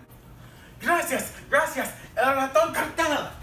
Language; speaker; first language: Spanish; non-native, learner; English